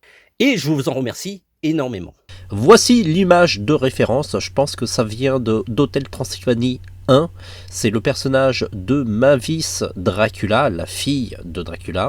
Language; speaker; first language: French; native; French